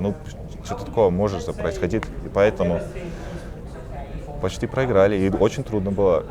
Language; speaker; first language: Russian; early bilingual, heritage; Russian